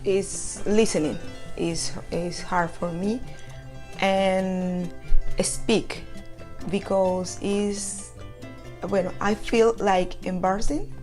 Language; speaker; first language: English; non-native, learner; Spanish